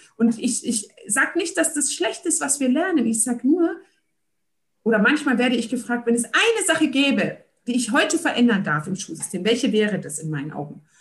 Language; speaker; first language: German; early bilingual, other home language; Turkish